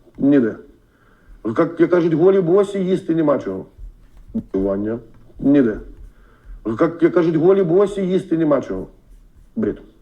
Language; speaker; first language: Ukrainian; non-native, local second language; Russian